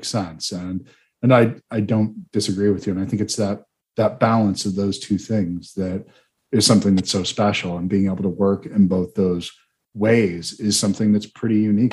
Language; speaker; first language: English; native; English